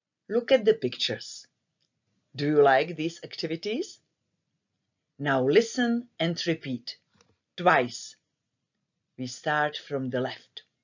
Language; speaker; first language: English; non-native, fluent; Czech